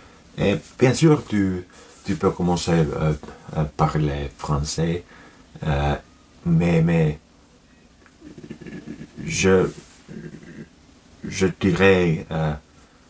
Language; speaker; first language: French; non-native, learner; Finnish